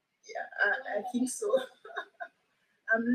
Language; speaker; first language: English; non-native, local second language; French